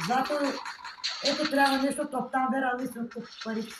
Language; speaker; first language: Bulgarian; non-native, local second language; Turkish